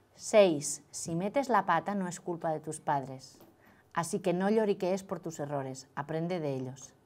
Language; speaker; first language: Spanish; non-native, local second language; Catalan